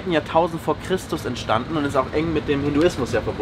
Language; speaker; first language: German; native; German